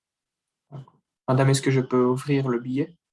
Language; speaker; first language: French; non-native, learner; Russian